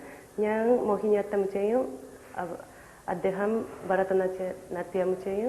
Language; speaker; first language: Malayalam; non-native, learner; Japanese